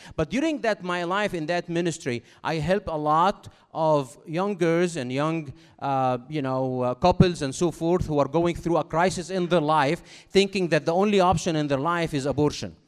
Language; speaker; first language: English; non-native, fluent; Arabic